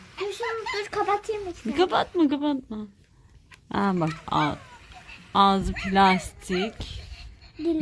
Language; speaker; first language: Turkish; native; Turkish